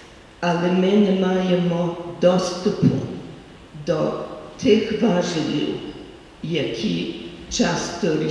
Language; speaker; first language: Ukrainian; early bilingual, heritage; Ukrainian